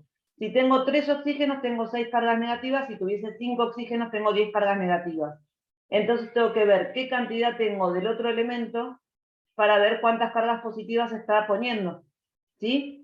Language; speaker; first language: Spanish; native; Spanish